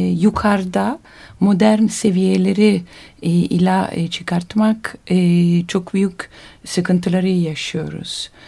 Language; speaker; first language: Turkish; non-native, learner; Italian